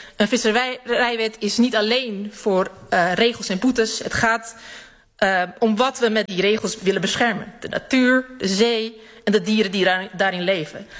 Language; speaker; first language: Dutch; early bilingual, other home language; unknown